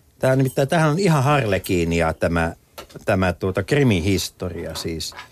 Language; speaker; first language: Finnish; native; Finnish